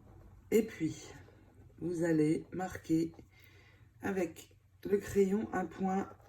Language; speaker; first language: French; native; French